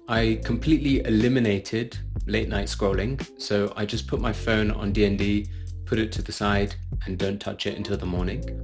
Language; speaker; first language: English; native; English